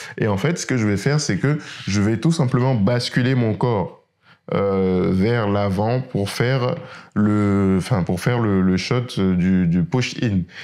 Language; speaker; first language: French; native; French